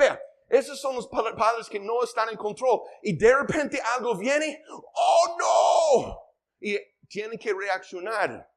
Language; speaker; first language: Spanish; non-native, fluent; English